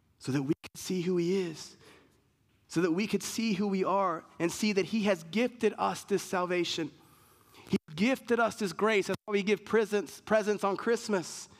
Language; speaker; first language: English; native; English